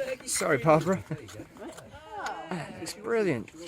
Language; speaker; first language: English; native; English